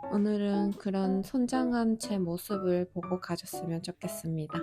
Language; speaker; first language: Korean; non-native, fluent; Japanese